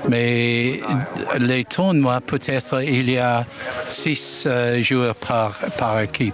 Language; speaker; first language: French; non-native, learner; English